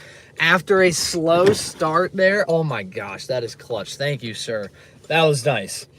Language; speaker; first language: English; native; English